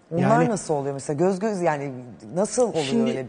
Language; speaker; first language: Turkish; native; Turkish